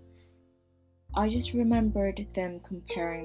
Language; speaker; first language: English; non-native, local second language; Cantonese